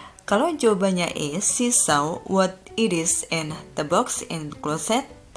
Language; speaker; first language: English; non-native, fluent; Indonesian